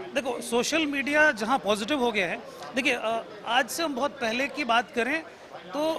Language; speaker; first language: Hindi; native; Hindi